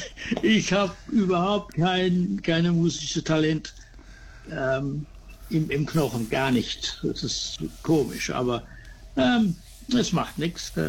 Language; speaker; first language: German; early bilingual, heritage; German